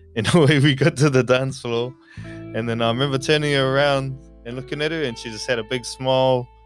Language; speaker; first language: English; native; English